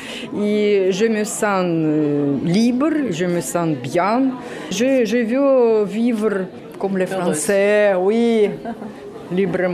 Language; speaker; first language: French; non-native, learner; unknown